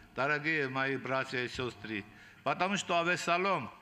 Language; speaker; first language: Russian; non-native, local second language; Armenian